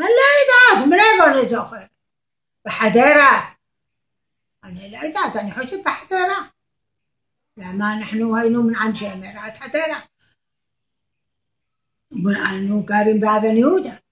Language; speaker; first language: Hebrew; non-native, learner; Arabic